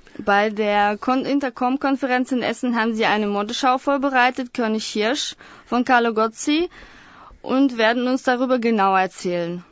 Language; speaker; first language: German; non-native, fluent; Russian